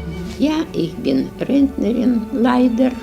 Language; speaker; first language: German; non-native, learner; Ukrainian